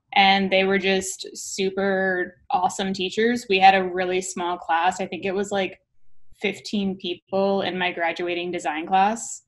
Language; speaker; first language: English; native; English